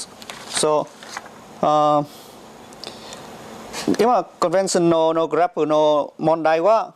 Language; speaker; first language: Japanese; non-native, learner; Vietnamese